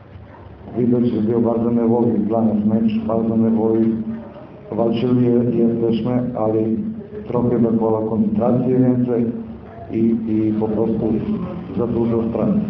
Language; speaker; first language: Polish; non-native, learner; Slovenian